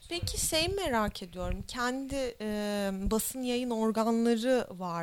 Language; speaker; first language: Turkish; native; Turkish